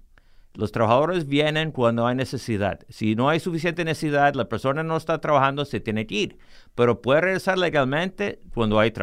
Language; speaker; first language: Spanish; early bilingual, heritage; English